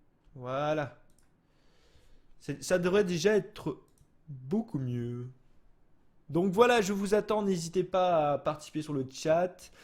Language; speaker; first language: French; native; French